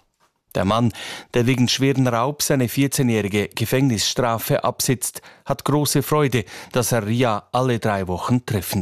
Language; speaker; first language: German; native; German